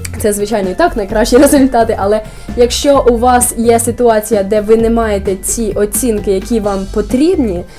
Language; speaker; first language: Ukrainian; early bilingual, heritage; Ukrainian